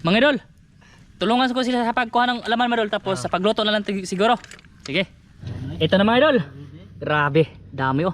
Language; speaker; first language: Filipino; non-native, local second language; Cebuano